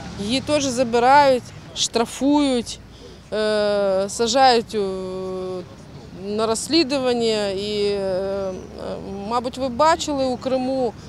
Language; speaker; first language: Ukrainian; non-native, local second language; Crimean Tatar